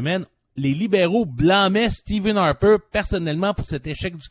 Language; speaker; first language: French; native; French